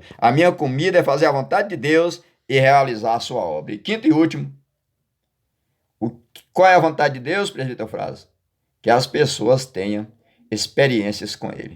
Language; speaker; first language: Portuguese; native; Portuguese